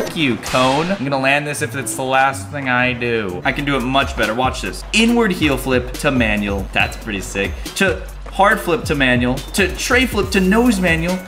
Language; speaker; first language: English; native; English